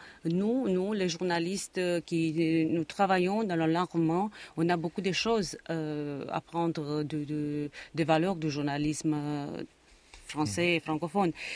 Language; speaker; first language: French; non-native, fluent; Romanian